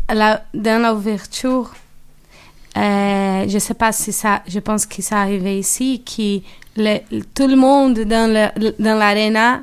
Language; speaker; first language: French; non-native, learner; Portuguese